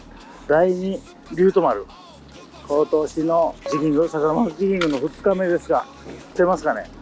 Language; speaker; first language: Japanese; native; Japanese